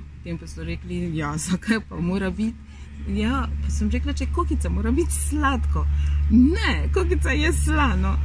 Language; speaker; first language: Slovenian; non-native, fluent; Malagasy